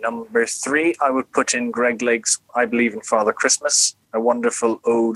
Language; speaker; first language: English; native; English